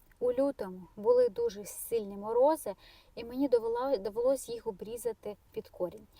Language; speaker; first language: Ukrainian; non-native, local second language; Russian